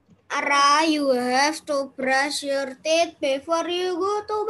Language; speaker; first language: English; non-native, learner; Indonesian